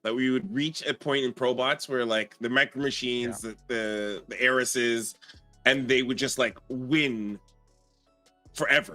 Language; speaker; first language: English; native; English